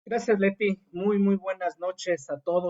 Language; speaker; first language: Spanish; native; Spanish